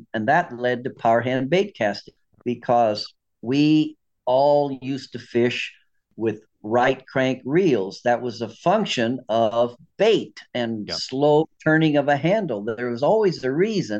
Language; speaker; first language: English; native; English